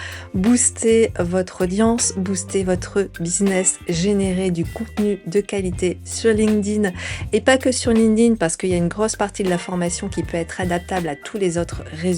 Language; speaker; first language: French; native; French